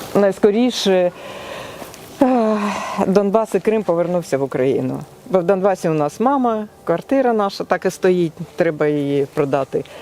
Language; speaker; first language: Ukrainian; non-native, local second language; Russian